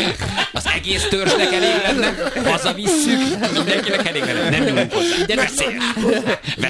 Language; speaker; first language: Hungarian; native; Hungarian